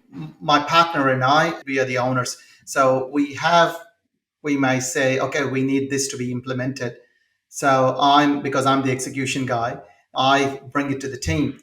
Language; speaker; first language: English; non-native, local second language; Telugu